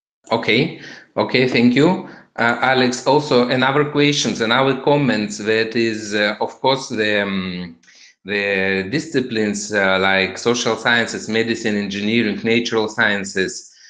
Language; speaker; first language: English; non-native, fluent; Russian